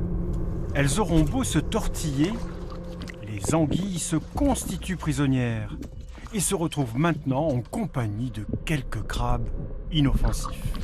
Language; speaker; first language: French; native; French